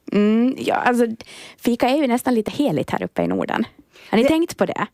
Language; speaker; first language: Swedish; native; Swedish